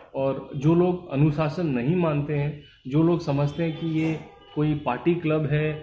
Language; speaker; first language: Hindi; non-native, local second language; Bangla